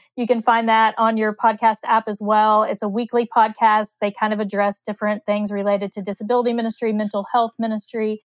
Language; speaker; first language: English; native; English